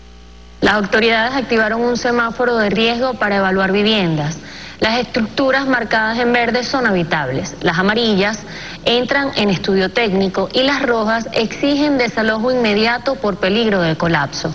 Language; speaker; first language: Spanish; native; Spanish